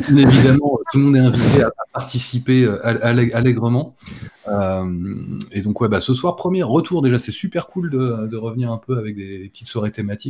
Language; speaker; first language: French; native; French